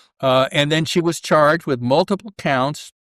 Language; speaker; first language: English; native; English